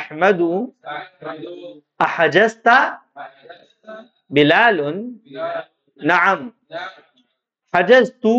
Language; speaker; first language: Arabic; non-native, fluent; Urdu